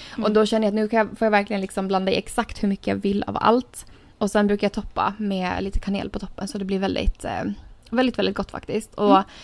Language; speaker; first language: Swedish; native; Swedish